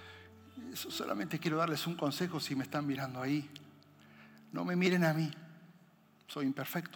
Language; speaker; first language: Spanish; native; Spanish